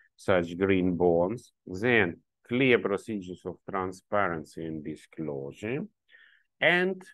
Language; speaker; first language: English; non-native, learner; Ukrainian